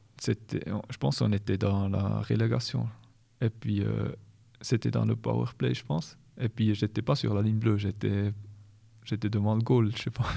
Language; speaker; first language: French; non-native, local second language; German